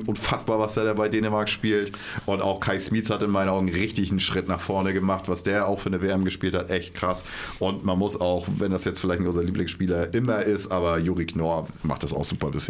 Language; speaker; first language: German; native; German